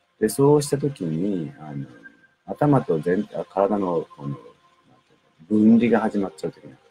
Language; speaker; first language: Japanese; native; Japanese